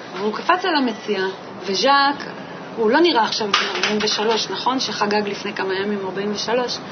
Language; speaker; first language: Hebrew; native; Hebrew